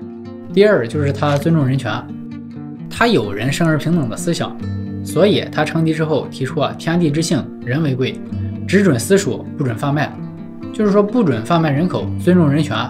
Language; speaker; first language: Chinese; native; Chinese